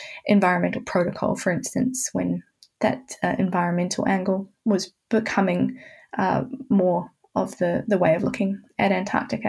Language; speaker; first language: English; native; English